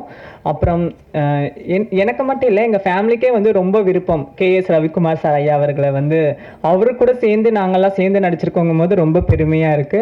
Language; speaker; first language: Tamil; native; Tamil